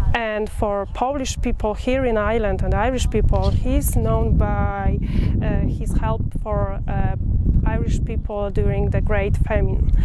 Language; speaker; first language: English; non-native, fluent; Polish